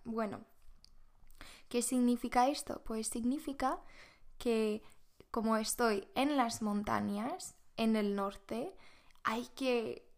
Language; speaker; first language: Spanish; non-native, fluent; Swedish